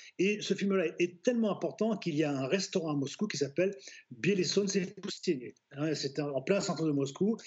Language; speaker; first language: French; native; French